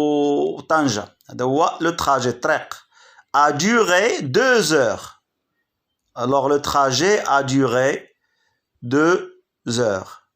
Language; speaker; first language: French; non-native, local second language; Arabic